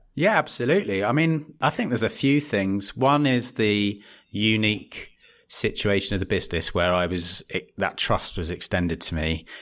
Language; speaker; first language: English; native; English